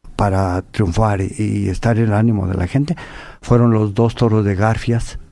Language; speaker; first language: Spanish; native; Spanish